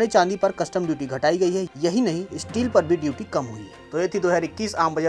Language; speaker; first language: Hindi; native; Hindi